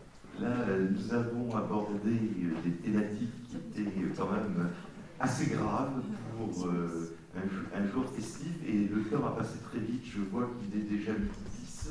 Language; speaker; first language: French; native; French